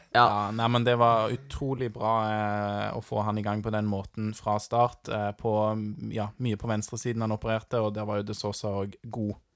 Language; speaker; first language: Norwegian; native; Norwegian